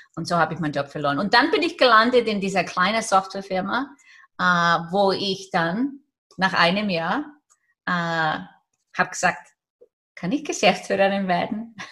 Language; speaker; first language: German; non-native, fluent; Icelandic